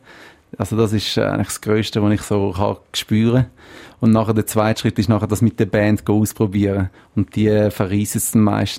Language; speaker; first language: German; native; German